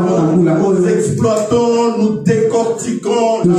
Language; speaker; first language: French; non-native, local second language; Lingala